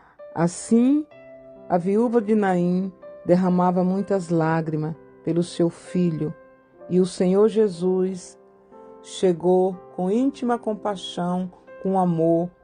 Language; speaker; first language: Portuguese; native; Portuguese